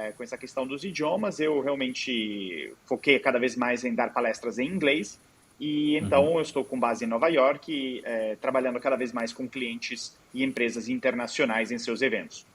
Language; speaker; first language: Portuguese; non-native, fluent; Italian